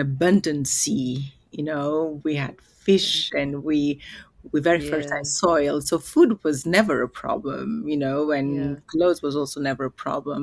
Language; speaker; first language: English; non-native, fluent; Upper Guinea Crioulo